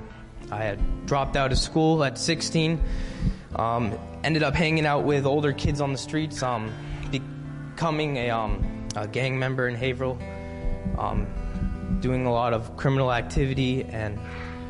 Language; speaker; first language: English; native; English